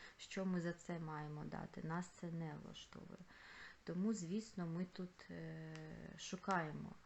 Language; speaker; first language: Ukrainian; non-native, local second language; Russian